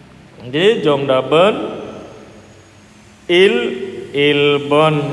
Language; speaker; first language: Korean; non-native, fluent; Indonesian